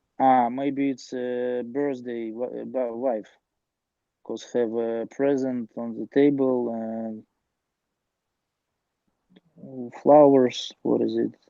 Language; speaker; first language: English; non-native, learner; Russian